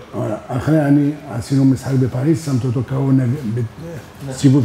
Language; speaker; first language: Hebrew; non-native, learner; French